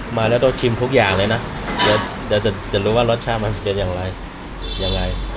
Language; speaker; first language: Thai; non-native, fluent; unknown